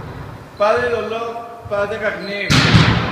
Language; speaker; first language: French; non-native, learner; Spanish